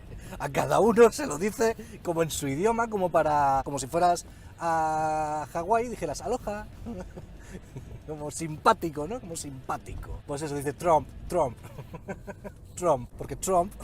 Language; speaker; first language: Spanish; native; Spanish